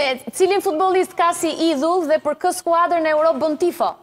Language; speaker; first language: Albanian; native; Albanian